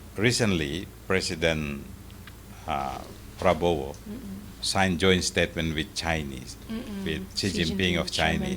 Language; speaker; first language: English; non-native, fluent; Indonesian